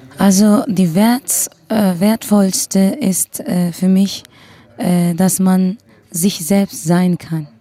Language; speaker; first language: German; non-native, fluent; Kurdish